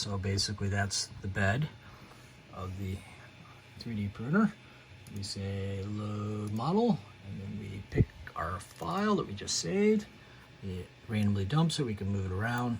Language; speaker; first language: English; native; English